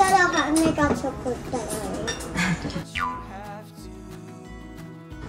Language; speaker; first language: Japanese; early bilingual, heritage; Japanese